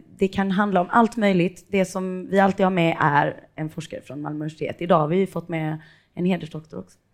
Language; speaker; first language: Swedish; native; Swedish